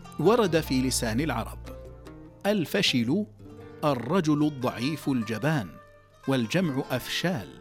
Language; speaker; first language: Arabic; native; Arabic